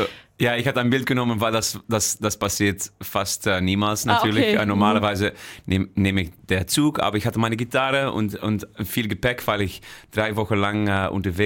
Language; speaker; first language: German; non-native, fluent; Dutch